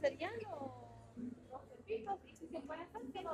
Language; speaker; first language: Spanish; native; Spanish